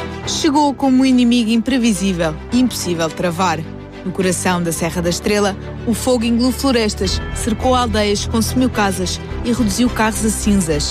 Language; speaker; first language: Portuguese; native; Portuguese